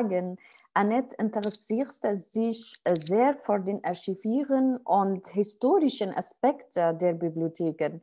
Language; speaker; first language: German; non-native, learner; Arabic